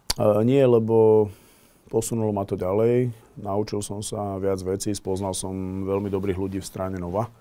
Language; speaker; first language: Slovak; native; Slovak